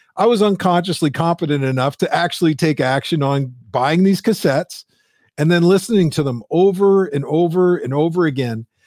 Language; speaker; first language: English; native; English